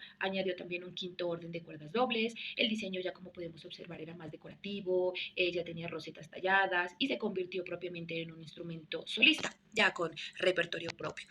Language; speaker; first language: Spanish; native; Spanish